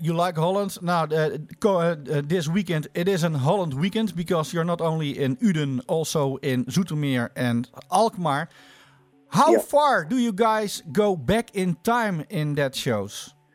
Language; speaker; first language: English; non-native, fluent; Dutch